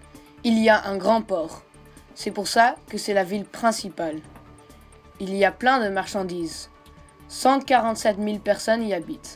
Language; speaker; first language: French; non-native, learner; Dutch